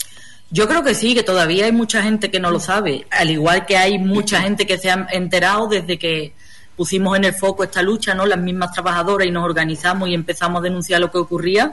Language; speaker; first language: Spanish; native; Spanish